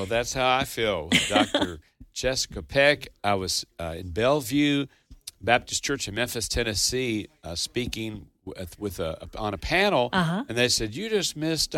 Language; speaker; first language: English; native; English